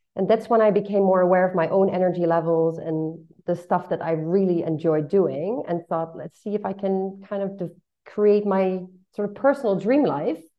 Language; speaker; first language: English; non-native, fluent; Dutch